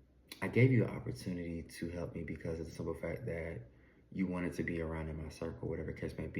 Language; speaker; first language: English; native; English